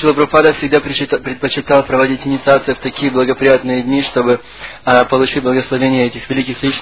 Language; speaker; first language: Russian; native; Russian